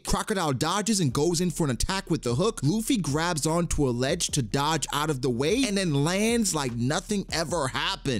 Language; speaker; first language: English; native; English